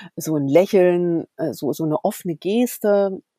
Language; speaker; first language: German; native; German